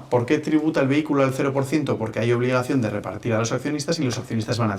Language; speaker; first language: Spanish; native; Spanish